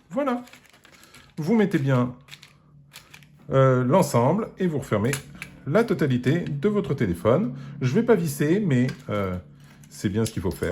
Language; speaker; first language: French; native; French